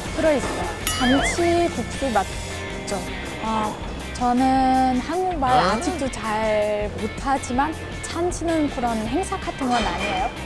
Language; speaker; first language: Korean; non-native, fluent; German